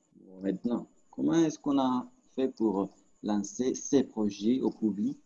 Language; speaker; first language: French; non-native, learner; Spanish